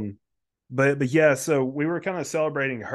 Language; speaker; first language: English; native; English